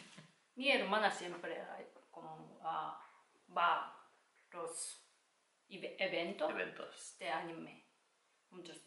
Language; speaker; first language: Spanish; non-native, learner; Japanese